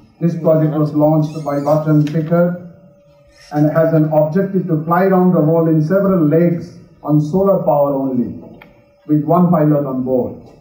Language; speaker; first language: English; non-native, local second language; Bangla